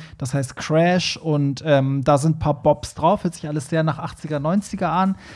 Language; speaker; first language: German; early bilingual, other home language; Persian